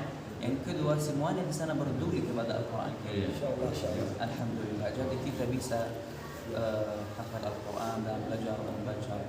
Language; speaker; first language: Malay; non-native, fluent; Arabic